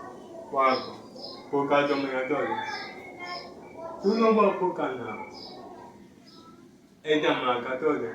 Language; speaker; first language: Spanish; non-native, learner; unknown